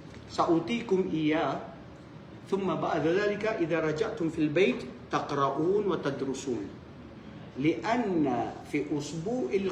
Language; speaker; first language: Arabic; non-native, fluent; Filipino